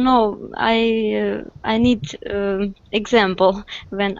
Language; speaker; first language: English; non-native, learner; Russian